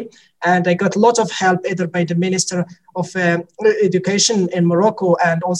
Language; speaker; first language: English; non-native, fluent; Arabic